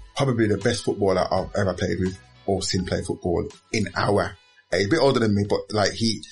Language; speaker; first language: English; native; English